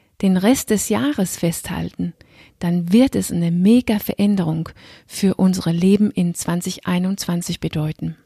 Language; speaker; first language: German; non-native, fluent; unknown